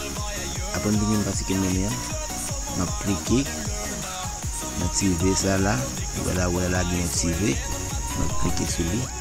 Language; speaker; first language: French; non-native, learner; Haitian Creole